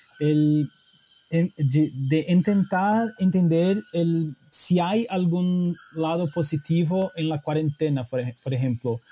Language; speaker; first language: Spanish; non-native, fluent; Portuguese